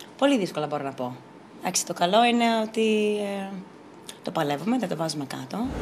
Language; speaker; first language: Greek; early bilingual, heritage; Greek